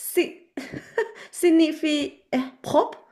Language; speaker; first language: French; non-native, learner; Chinese